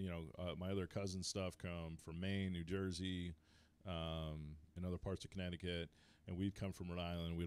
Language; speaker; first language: English; native; English